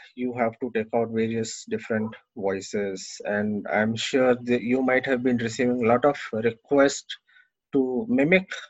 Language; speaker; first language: English; non-native, local second language; Hindi